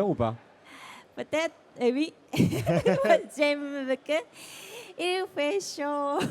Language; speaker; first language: French; non-native, fluent; Japanese